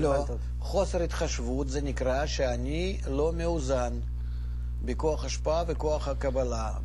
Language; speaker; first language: Hebrew; non-native, fluent; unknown